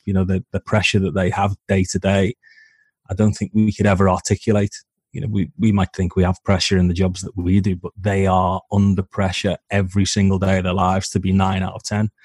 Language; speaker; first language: English; native; English